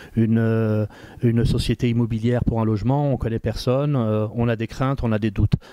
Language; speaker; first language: French; native; French